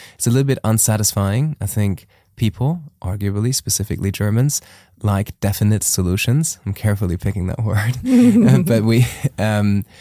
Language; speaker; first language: English; non-native, fluent; German